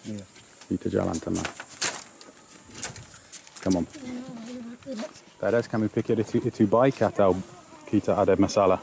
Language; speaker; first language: Indonesian; non-native, learner; English